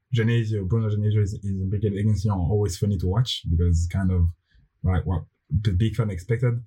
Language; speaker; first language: English; non-native, fluent; French